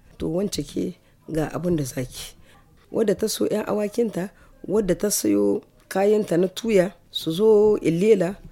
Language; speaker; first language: Hausa; native; Hausa